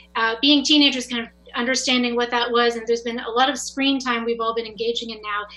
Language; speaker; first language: English; native; English